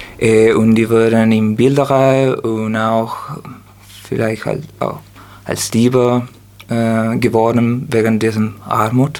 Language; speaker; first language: German; non-native, learner; Spanish